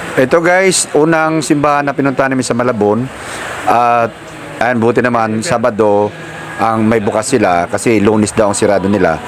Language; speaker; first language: Filipino; native; Filipino